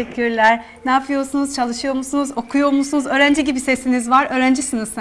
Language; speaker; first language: Turkish; non-native, fluent; Albanian